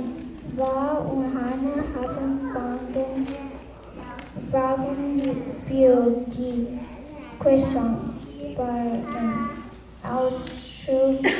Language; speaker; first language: German; early bilingual, heritage; German